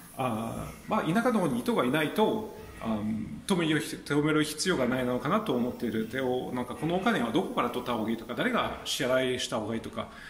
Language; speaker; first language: Japanese; non-native, fluent; French